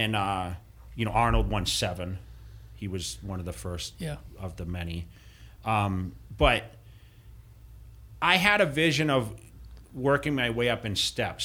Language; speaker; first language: English; native; English